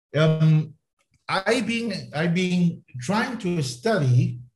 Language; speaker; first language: English; non-native, fluent; Spanish